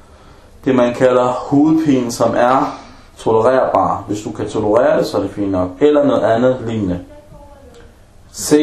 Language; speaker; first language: Danish; non-native, fluent; Arabic